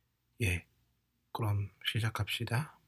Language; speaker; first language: Korean; non-native, fluent; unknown